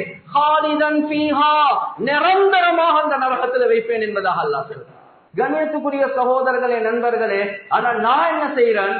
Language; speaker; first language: Tamil; native; Tamil